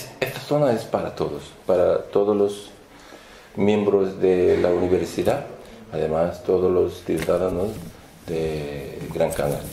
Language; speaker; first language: Spanish; non-native, fluent; Korean